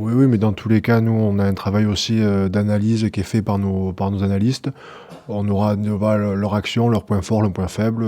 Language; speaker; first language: French; native; French